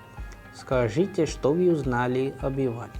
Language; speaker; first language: Russian; non-native, fluent; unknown